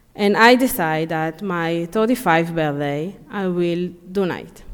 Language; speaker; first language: English; non-native, learner; Hebrew